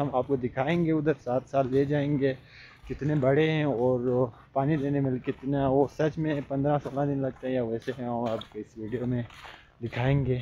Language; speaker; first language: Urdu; non-native, local second language; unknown